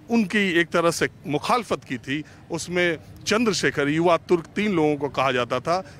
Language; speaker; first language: Hindi; native; Hindi